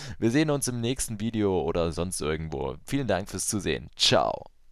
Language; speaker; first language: German; native; German